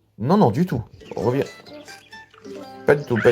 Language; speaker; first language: French; native; French